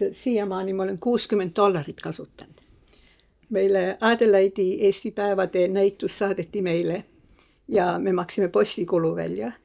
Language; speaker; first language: Estonian; early bilingual, heritage; Estonian